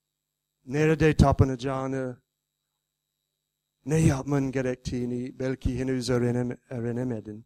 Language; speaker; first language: Turkish; non-native, fluent; English